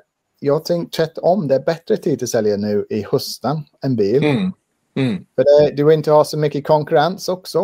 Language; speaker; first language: Swedish; non-native, fluent; English